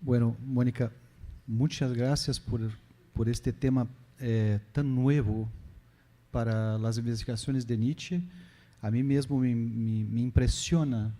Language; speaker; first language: Spanish; non-native, learner; Portuguese